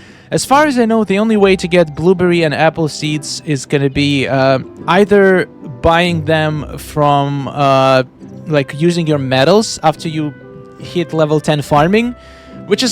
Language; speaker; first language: English; non-native, fluent; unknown